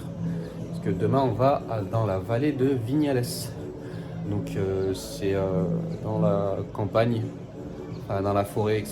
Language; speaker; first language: French; native; French